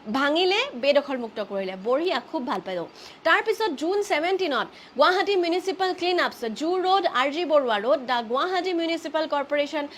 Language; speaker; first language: Assamese; native; Assamese